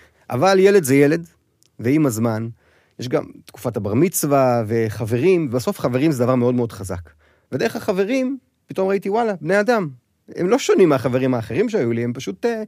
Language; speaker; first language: Hebrew; native; Hebrew